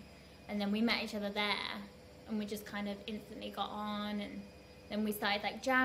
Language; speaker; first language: English; native; English